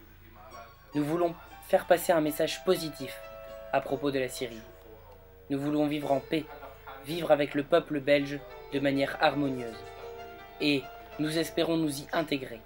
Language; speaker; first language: French; native; French